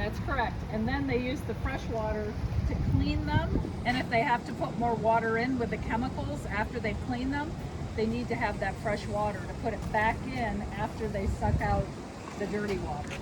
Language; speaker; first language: English; native; English